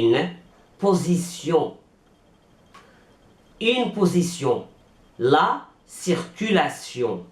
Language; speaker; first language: French; non-native, fluent; Arabic